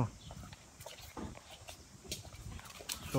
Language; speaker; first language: English; non-native, learner; Khmer